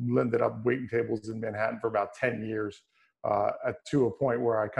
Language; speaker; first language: English; native; English